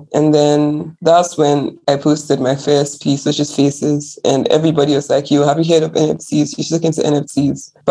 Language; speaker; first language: English; non-native, local second language; Akan